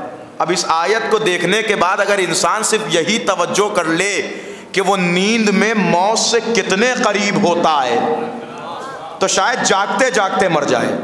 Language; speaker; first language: Urdu; native; Urdu